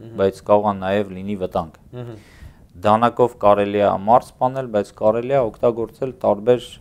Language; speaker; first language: Armenian; native; Armenian